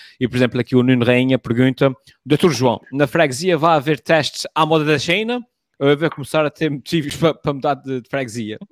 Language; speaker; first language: Portuguese; native; Portuguese